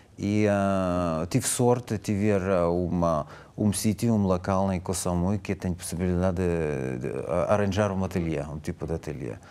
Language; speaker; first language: Portuguese; non-native, learner; Russian